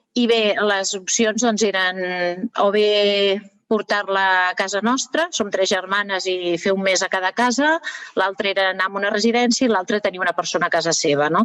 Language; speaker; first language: Catalan; native; Catalan